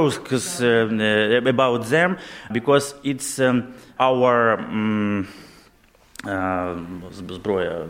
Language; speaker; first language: English; non-native, learner; Ukrainian